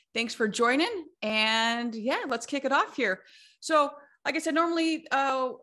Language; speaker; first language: English; native; English